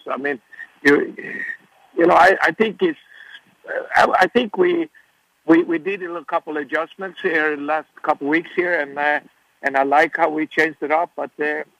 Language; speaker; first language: English; non-native, fluent; Swedish